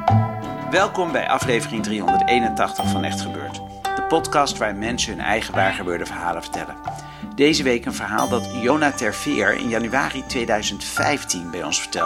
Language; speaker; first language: Dutch; native; Dutch